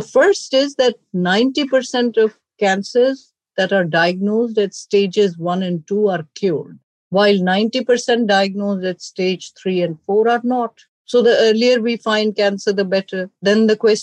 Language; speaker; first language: English; non-native, local second language; Urdu